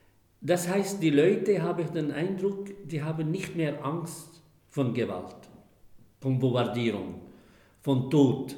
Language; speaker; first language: German; non-native, fluent; Arabic